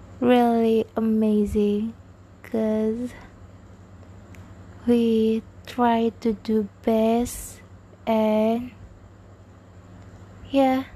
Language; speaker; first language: English; non-native, learner; Indonesian